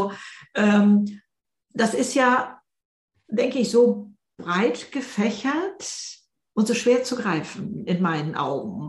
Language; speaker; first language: German; native; German